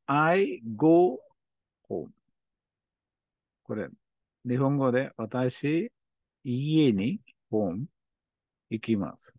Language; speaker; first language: Japanese; non-native, learner; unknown